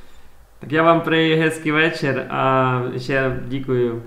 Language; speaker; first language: Czech; non-native, learner; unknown